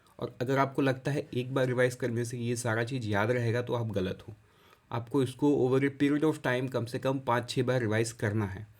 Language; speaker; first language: Hindi; non-native, local second language; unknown